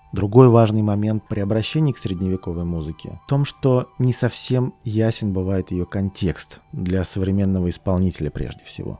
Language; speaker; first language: Russian; native; Russian